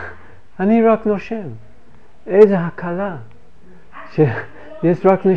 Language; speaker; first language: Hebrew; non-native, fluent; English